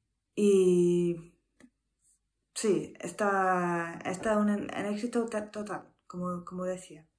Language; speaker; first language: Spanish; non-native, learner; English